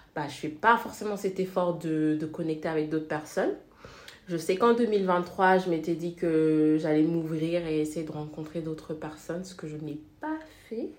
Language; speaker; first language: French; non-native, local second language; Wolof